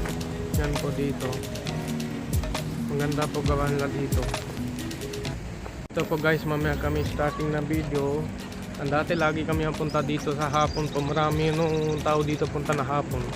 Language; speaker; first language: Filipino; non-native, learner; Punjabi